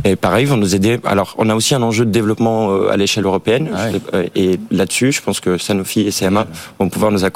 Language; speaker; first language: French; native; French